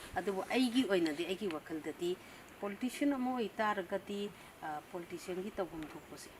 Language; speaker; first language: Manipuri; native; Manipuri